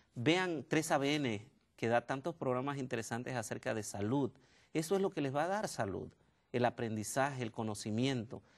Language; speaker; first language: Spanish; native; Spanish